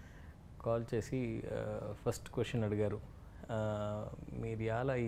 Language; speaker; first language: Telugu; non-native, learner; Tamil